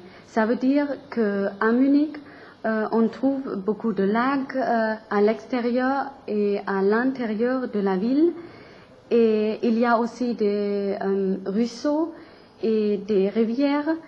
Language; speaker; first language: French; non-native, learner; German